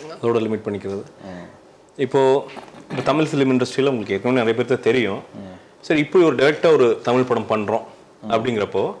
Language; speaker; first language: Tamil; native; Tamil